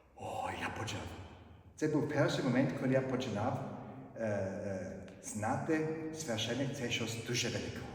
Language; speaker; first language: Ukrainian; non-native, fluent; German